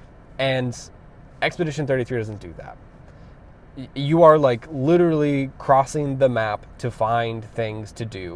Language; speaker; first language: English; native; English